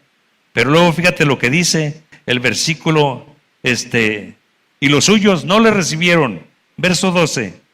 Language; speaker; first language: Spanish; native; Spanish